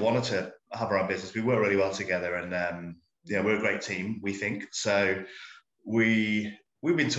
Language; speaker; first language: English; native; English